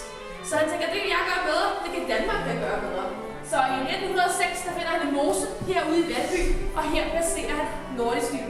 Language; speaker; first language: Danish; native; Danish